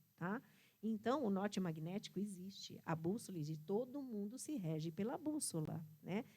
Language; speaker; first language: Portuguese; early bilingual, other home language; Italian